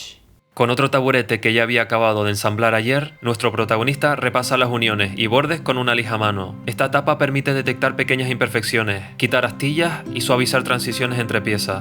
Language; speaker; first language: Spanish; native; Spanish